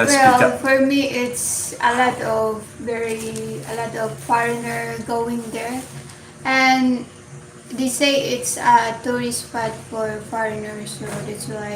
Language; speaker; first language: English; non-native, local second language; Filipino